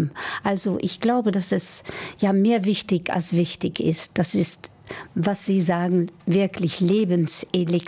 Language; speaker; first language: German; non-native, fluent; Dutch